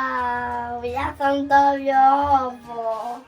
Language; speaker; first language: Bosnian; early bilingual, heritage; Serbian